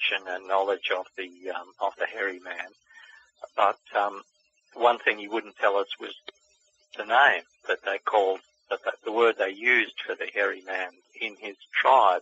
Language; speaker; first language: English; native; English